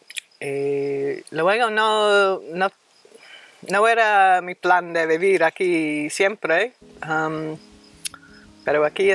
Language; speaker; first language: Spanish; non-native, fluent; English